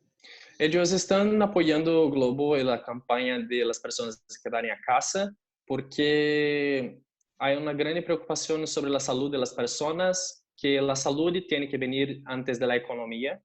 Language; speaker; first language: Spanish; non-native, fluent; Portuguese